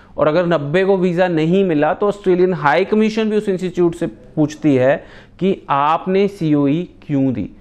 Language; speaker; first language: Hindi; non-native, local second language; Punjabi